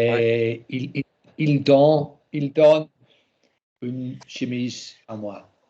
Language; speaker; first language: French; non-native, learner; English